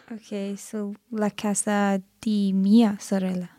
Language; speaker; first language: Italian; non-native, learner; English